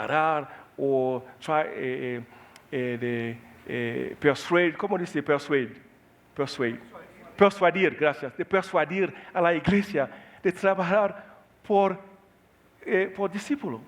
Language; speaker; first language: Spanish; non-native, learner; Haitian Creole